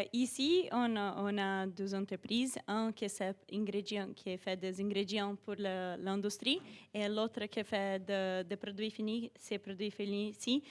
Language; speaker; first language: French; non-native, fluent; Portuguese